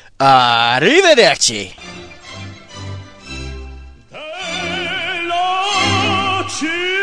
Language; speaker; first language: Italian; non-native, fluent; English